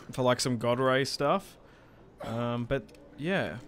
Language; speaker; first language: English; native; English